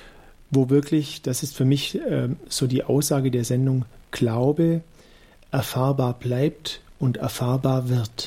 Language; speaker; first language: German; native; German